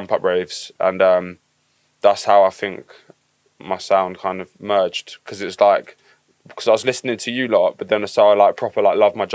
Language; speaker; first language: English; native; English